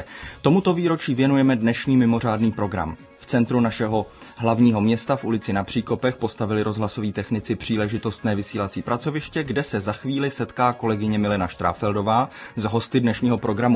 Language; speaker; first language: Czech; native; Czech